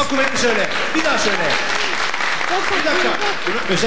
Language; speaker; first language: Turkish; native; Turkish